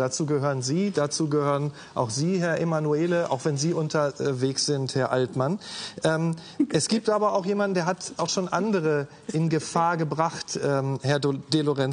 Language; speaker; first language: German; native; German